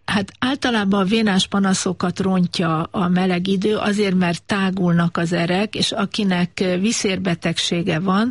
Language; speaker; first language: Hungarian; native; Hungarian